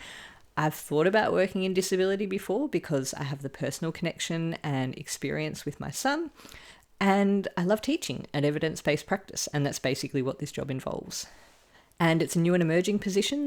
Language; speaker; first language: English; native; English